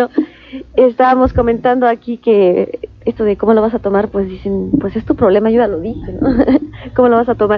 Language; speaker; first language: Spanish; native; Spanish